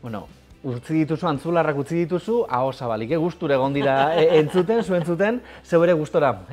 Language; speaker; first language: Basque; native; Basque